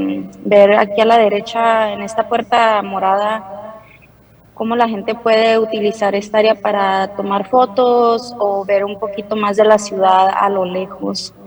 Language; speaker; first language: Spanish; early bilingual, heritage; Spanish